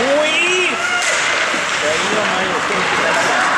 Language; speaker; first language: Russian; native; Russian